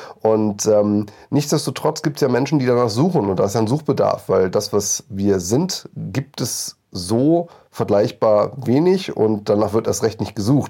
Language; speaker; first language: German; native; German